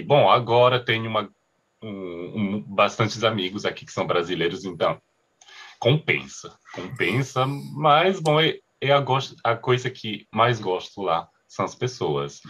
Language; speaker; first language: Portuguese; non-native, learner; French